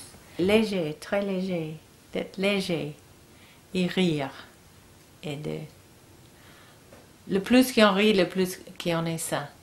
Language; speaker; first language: French; non-native, learner; English